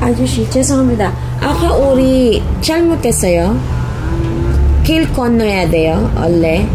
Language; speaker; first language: Korean; non-native, learner; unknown